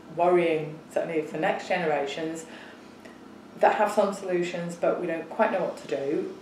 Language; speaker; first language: English; native; English